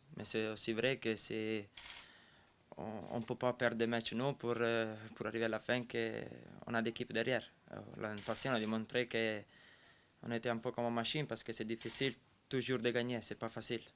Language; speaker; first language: French; non-native, fluent; Italian